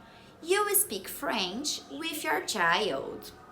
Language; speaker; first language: English; non-native, fluent; Portuguese